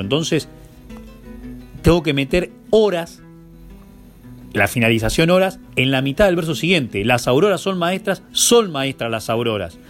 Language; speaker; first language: Spanish; native; Spanish